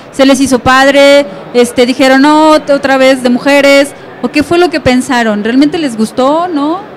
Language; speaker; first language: Spanish; native; Spanish